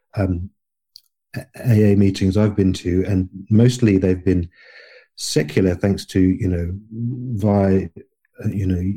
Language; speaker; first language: English; native; English